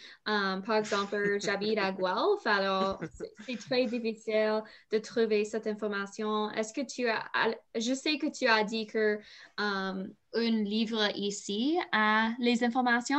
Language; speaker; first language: French; non-native, learner; English